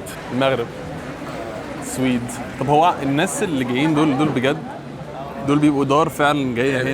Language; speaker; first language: Arabic; native; Arabic